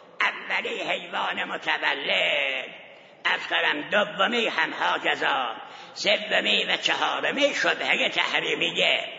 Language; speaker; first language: Persian; non-native, local second language; Azerbaijani